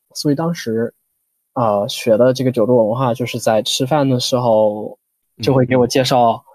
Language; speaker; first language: Chinese; non-native, fluent; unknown